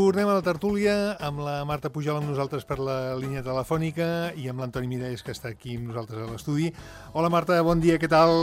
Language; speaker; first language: Catalan; native; Catalan